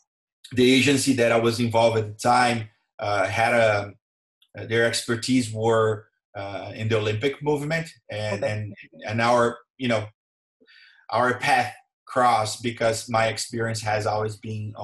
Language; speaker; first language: English; non-native, fluent; Portuguese